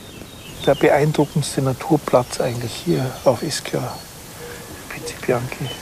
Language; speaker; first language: German; native; German